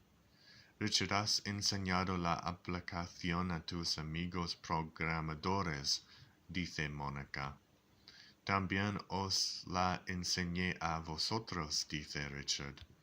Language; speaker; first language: Spanish; non-native, learner; English